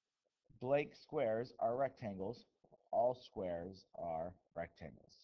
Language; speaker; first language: English; native; English